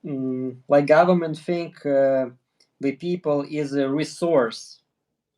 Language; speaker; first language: English; non-native, learner; Russian